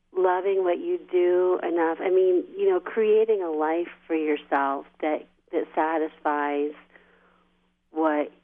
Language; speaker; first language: English; native; English